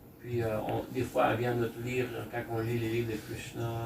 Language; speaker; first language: French; native; French